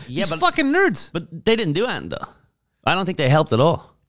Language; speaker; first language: English; native; English